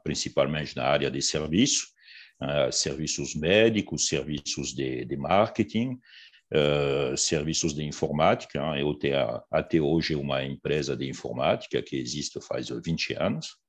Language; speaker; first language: Portuguese; non-native, fluent; French